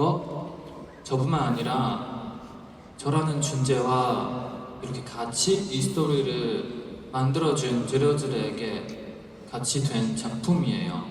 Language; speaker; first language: Korean; non-native, fluent; Chinese